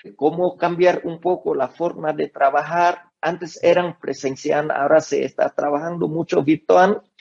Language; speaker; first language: Spanish; non-native, fluent; Vietnamese